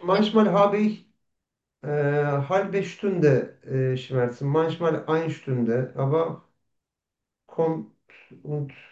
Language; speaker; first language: German; non-native, learner; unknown